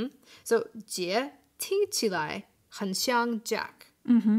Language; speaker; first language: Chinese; non-native, learner; English